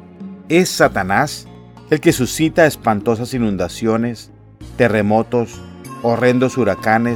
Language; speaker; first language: Spanish; native; Spanish